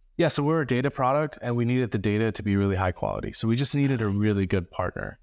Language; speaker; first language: English; early bilingual, other home language; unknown